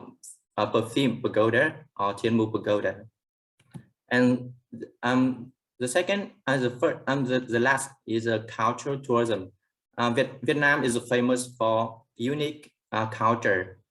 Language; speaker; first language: English; non-native, learner; Vietnamese